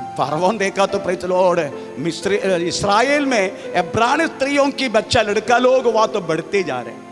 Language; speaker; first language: Hindi; non-native, local second language; Malayalam